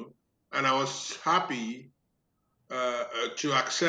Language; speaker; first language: English; non-native, local second language; Igbo